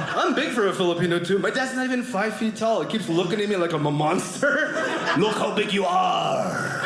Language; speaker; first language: English; native; English